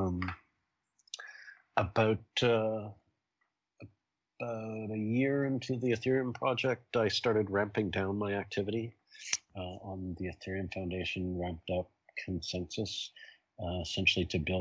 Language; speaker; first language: English; native; English